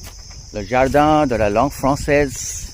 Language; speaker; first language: French; non-native, fluent; Bangla